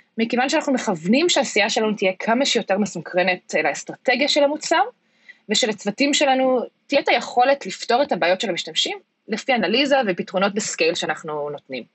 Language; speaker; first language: Hebrew; early bilingual, heritage; Hebrew